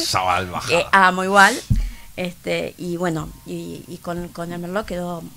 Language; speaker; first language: Spanish; native; Spanish